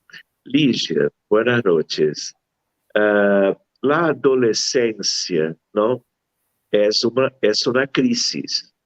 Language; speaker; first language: Spanish; non-native, fluent; Portuguese